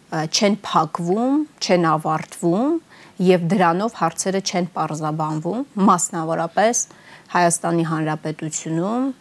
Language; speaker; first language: Armenian; native; Armenian